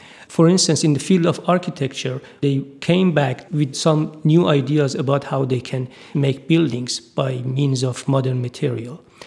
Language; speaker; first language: English; non-native, fluent; Persian